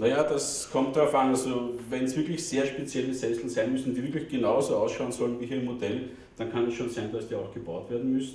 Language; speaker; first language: German; native; German